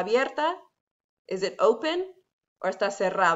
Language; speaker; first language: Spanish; non-native, fluent; English